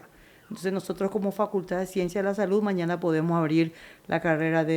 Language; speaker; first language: Spanish; native; Spanish